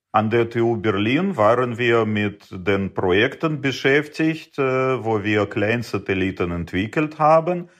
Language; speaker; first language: German; non-native, fluent; Russian